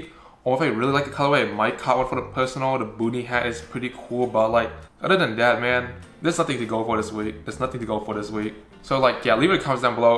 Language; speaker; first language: English; native; English